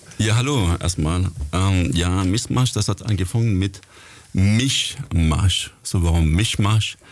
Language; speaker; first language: German; non-native, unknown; French